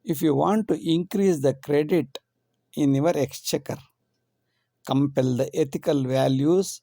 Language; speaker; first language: English; non-native, local second language; Kannada